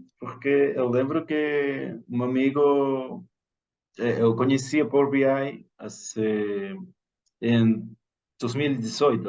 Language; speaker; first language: Portuguese; non-native, fluent; Spanish